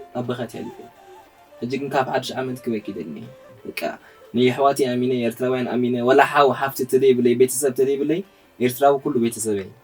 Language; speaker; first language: Tigrinya; native; Tigrinya